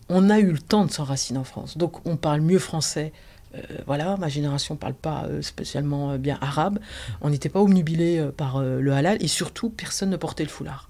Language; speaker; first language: French; early bilingual, other home language; Arabic